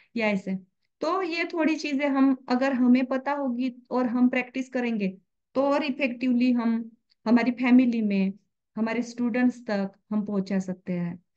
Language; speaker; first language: Hindi; native; Hindi